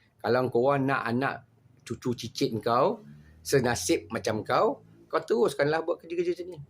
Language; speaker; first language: Malay; native; Malay